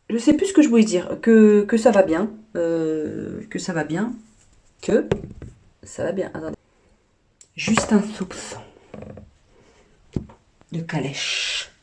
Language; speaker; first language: French; native; French